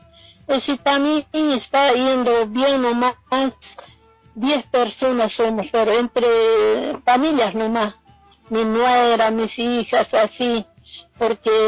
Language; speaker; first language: Spanish; non-native, local second language; Quechua